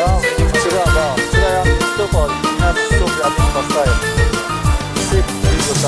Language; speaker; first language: Russian; non-native, fluent; Tajik